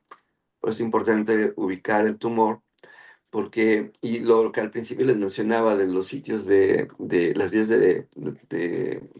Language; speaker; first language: Spanish; native; Spanish